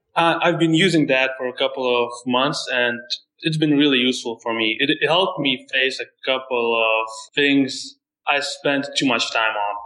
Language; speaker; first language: English; non-native, fluent; Lithuanian